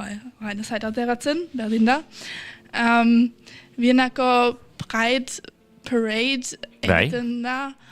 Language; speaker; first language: Basque; non-native, fluent; German